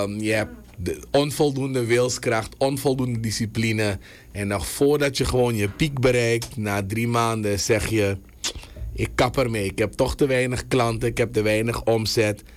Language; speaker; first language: Dutch; native; Dutch